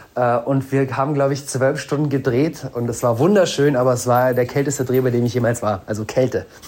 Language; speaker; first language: German; early bilingual, other home language; Russian